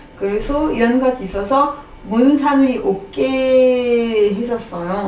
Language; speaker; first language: Korean; non-native, fluent; French